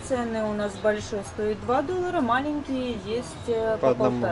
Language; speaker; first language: Russian; native; Russian